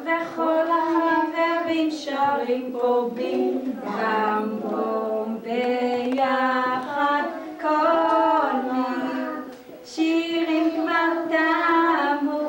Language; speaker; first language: Hebrew; native; Hebrew